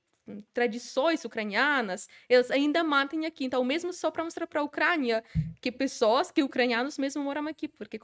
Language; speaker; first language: Portuguese; non-native, fluent; Ukrainian